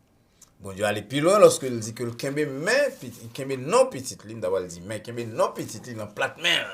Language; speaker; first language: French; non-native, local second language; Haitian Creole